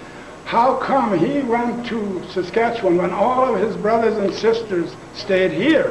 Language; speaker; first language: English; non-native, local second language; Plautdietsch